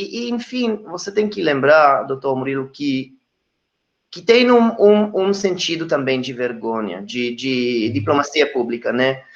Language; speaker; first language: Portuguese; non-native, fluent; Hebrew